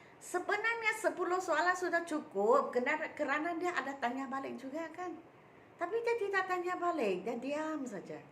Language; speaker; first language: Malay; non-native, local second language; Min Nan Chinese